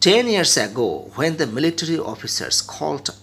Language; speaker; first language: English; non-native, local second language; Bangla